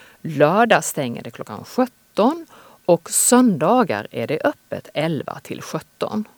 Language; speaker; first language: Swedish; native; Swedish